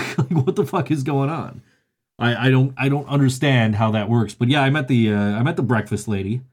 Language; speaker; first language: English; native; English